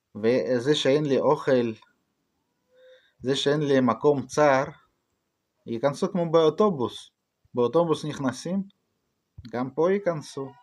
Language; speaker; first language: Hebrew; non-native, fluent; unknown